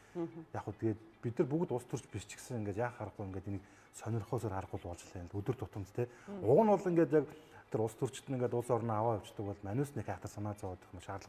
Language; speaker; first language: Mongolian; native; Mongolian